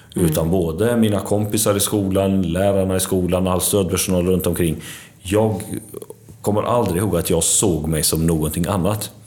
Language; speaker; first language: Swedish; early bilingual, other home language; Albanian